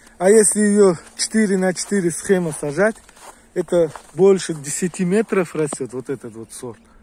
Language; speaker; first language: Russian; non-native, local second language; Uzbek